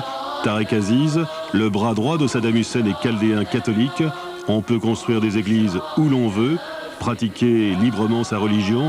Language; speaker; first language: French; native; French